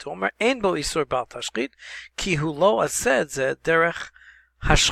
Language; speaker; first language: Hebrew; non-native, fluent; English